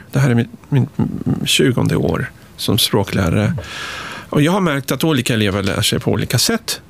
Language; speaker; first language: Swedish; non-native, fluent; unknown